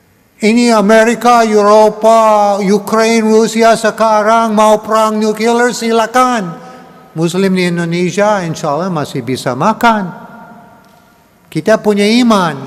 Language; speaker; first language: Indonesian; non-native, learner; English